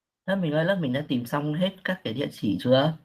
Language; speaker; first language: Vietnamese; native; Vietnamese